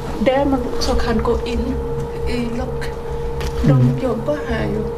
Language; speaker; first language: Swedish; non-native, learner; Thai